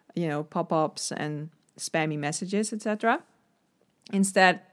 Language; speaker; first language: English; non-native, fluent; Dutch